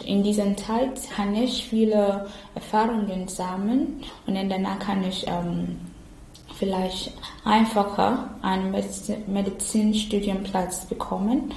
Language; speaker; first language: German; non-native, learner; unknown